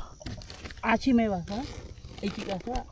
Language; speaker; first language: Korean; non-native, learner; Khmer